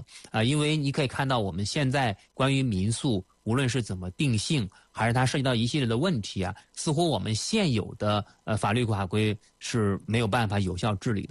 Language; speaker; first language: Chinese; native; Chinese